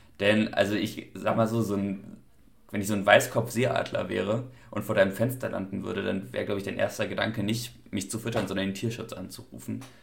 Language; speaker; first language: German; native; German